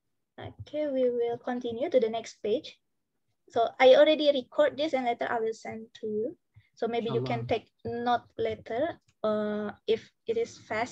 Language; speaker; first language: English; non-native, fluent; Indonesian